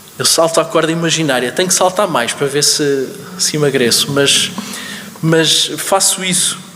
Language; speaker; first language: Portuguese; native; Portuguese